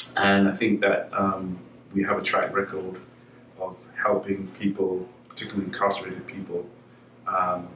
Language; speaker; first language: English; native; English